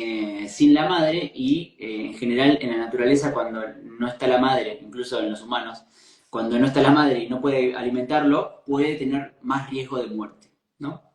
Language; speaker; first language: Spanish; native; Spanish